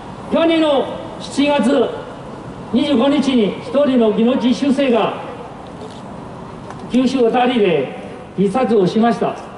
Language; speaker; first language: Japanese; non-native, fluent; Burmese